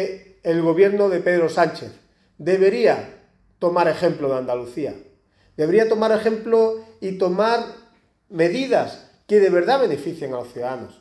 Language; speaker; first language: Spanish; native; Spanish